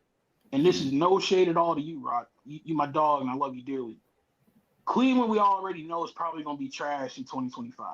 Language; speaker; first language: English; native; English